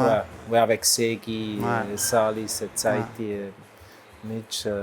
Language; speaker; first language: French; non-native, local second language; German